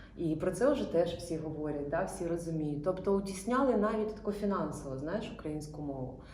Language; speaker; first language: Ukrainian; non-native, local second language; Russian